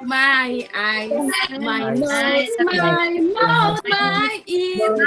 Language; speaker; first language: English; non-native, learner; Indonesian